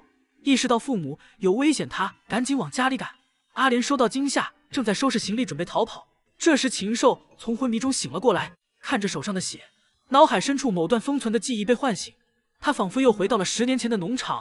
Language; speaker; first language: Chinese; native; Chinese